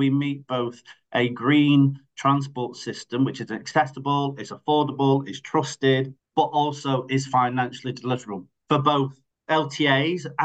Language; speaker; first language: English; native; English